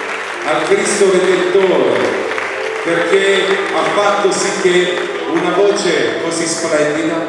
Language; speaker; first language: Italian; native; Italian